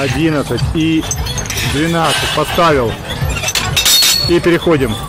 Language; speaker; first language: Russian; native; Russian